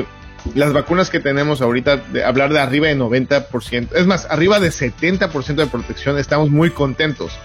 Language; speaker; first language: Spanish; native; Spanish